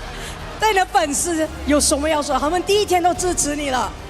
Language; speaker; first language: Chinese; early bilingual, heritage; Chinese